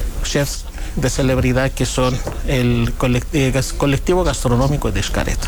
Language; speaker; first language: Spanish; non-native, fluent; Greek